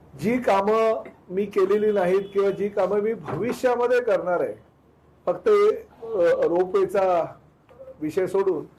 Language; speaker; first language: Marathi; native; Marathi